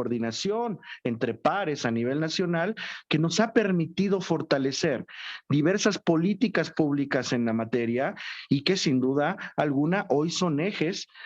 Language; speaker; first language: Spanish; native; Spanish